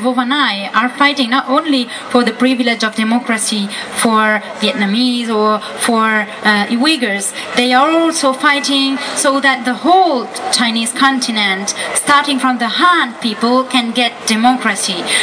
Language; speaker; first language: English; non-native, fluent; Italian